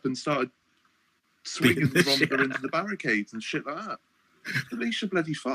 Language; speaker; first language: English; native; English